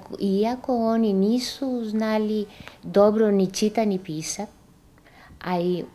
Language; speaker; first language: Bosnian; early bilingual, heritage; Bosnian